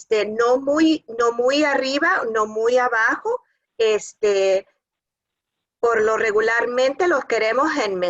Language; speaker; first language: Spanish; early bilingual, other home language; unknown